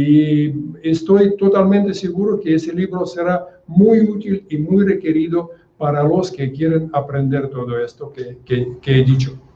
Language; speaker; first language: Spanish; non-native, fluent; Russian